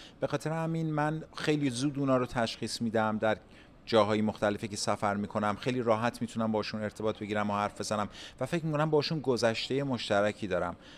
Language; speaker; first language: Persian; native; Persian